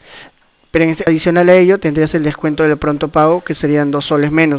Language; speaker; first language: Spanish; native; Spanish